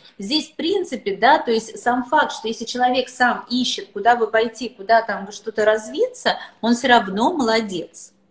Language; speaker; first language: Russian; native; Russian